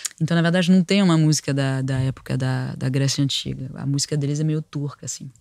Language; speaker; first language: Portuguese; non-native, fluent; French